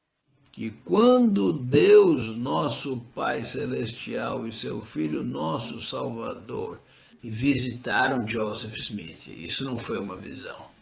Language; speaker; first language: Portuguese; non-native, fluent; English